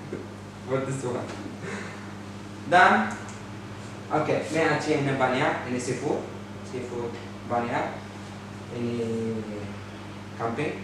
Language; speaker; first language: Indonesian; non-native, learner; Arabic